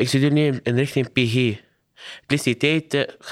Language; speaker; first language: Dutch; non-native, learner; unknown